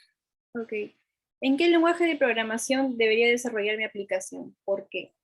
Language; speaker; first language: Spanish; native; Spanish